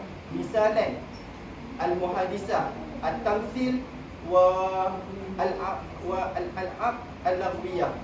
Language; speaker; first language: Arabic; non-native, learner; Malay